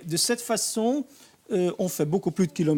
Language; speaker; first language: French; non-native, fluent; Dutch